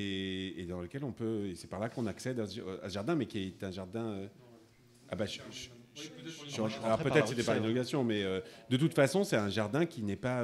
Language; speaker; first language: French; native; French